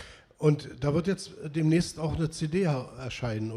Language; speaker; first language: German; native; German